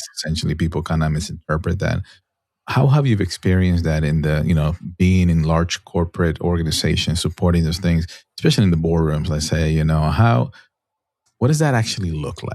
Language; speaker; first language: English; non-native, fluent; Spanish